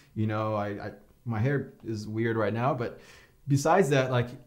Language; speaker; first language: English; non-native, fluent; Portuguese